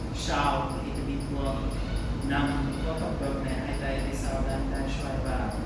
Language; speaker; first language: Vietnamese; non-native, learner; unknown